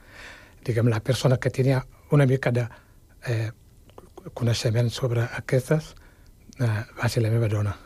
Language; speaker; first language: Catalan; non-native, fluent; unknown